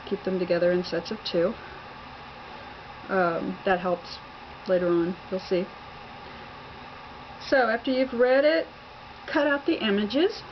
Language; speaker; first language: English; native; English